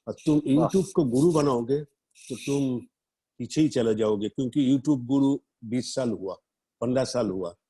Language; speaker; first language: Hindi; non-native, local second language; Bangla